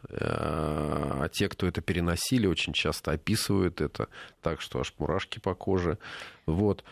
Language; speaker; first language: Russian; native; Russian